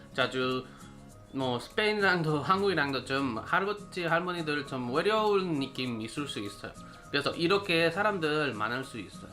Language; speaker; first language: Korean; non-native, learner; Spanish